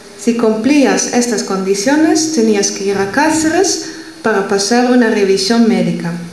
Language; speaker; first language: Spanish; non-native, fluent; Dutch